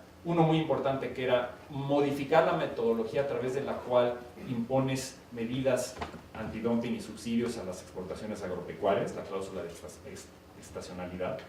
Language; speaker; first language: Spanish; native; Spanish